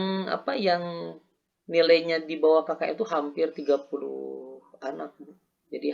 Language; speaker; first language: Indonesian; native; Indonesian